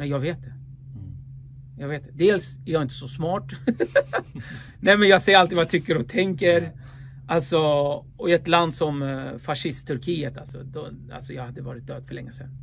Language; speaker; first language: Swedish; early bilingual, other home language; Kurdish